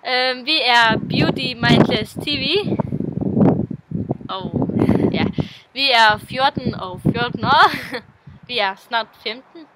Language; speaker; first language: Danish; non-native, local second language; Faroese